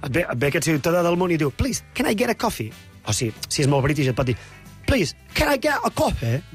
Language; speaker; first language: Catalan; native; Catalan